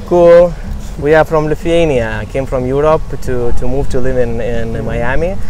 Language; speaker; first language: English; non-native, learner; Lithuanian